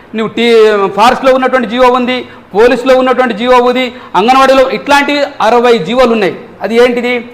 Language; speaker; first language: Telugu; non-native, local second language; Lambadi